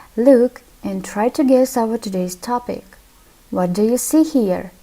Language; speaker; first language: English; non-native, fluent; Kazakh